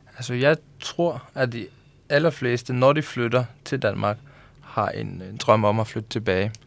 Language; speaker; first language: Danish; non-native, local second language; Faroese